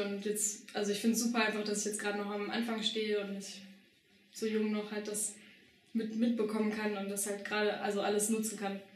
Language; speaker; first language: German; native; German